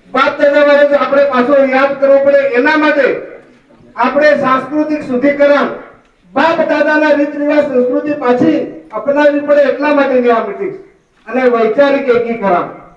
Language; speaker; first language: Gujarati; non-native, local second language; Bhili